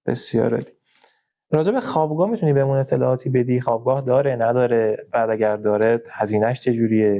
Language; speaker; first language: Persian; native; Persian